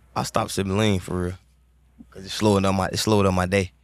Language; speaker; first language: English; native; English